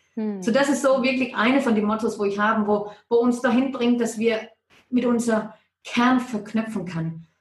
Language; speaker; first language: German; non-native, fluent; Danish